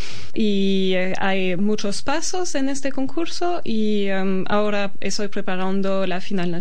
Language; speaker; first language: Spanish; non-native, fluent; Albanian